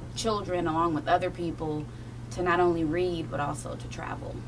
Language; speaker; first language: English; native; English